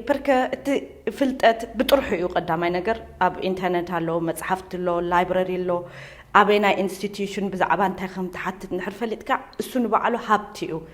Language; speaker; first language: Tigrinya; early bilingual, heritage; Tigrinya